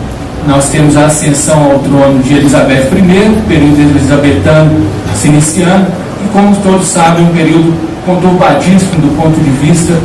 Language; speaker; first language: Portuguese; native; Portuguese